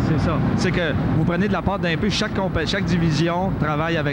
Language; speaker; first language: French; native; French